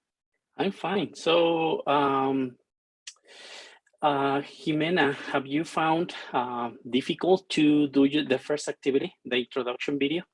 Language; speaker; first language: English; non-native, fluent; Spanish